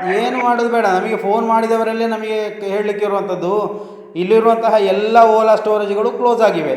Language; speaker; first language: Kannada; native; Kannada